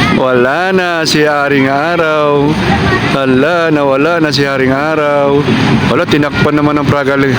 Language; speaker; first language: Filipino; non-native, local second language; Cebuano